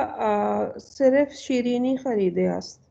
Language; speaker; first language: Persian; non-native, learner; Urdu